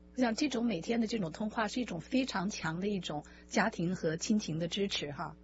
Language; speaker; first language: Chinese; native; Chinese